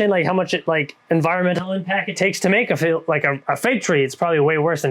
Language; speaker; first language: English; native; English